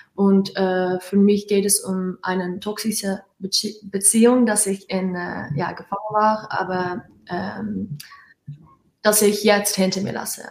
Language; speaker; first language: German; non-native, learner; Dutch